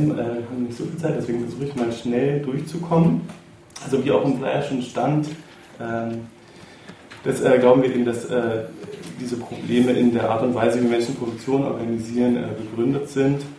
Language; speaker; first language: German; native; German